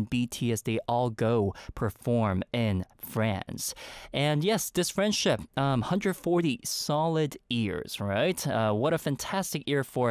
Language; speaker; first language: English; early bilingual, other home language; Korean